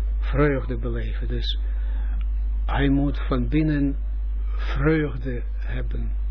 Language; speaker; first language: Dutch; non-native, fluent; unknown